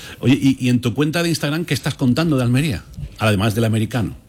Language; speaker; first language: Spanish; native; Spanish